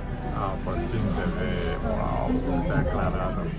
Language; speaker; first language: Spanish; non-native, fluent; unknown